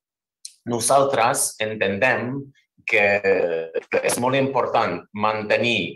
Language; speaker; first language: Catalan; non-native, fluent; English